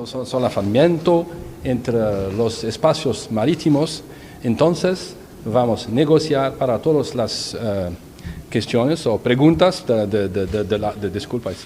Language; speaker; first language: Spanish; non-native, fluent; Arabic